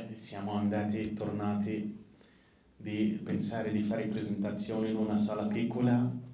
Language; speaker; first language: Italian; non-native, fluent; Arabic